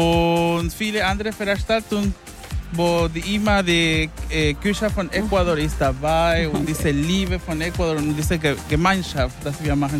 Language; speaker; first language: German; non-native, fluent; Spanish